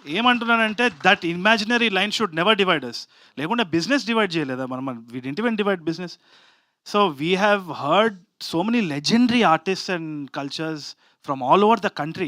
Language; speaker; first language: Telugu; native; Telugu